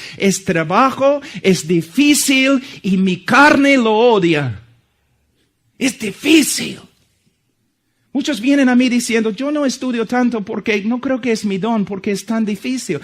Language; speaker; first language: Spanish; non-native, fluent; English